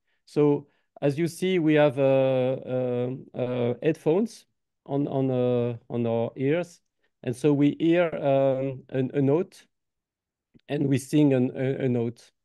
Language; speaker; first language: English; non-native, fluent; French